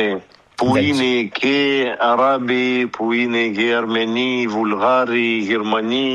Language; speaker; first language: Greek; early bilingual, heritage; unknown